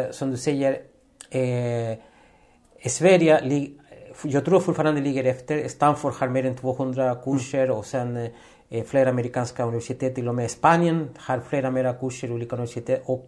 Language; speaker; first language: Swedish; non-native, fluent; Spanish